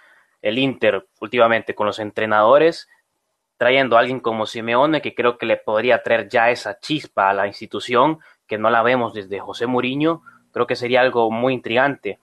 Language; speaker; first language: Spanish; native; Spanish